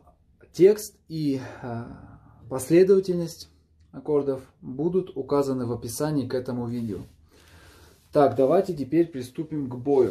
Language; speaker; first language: Russian; native; Russian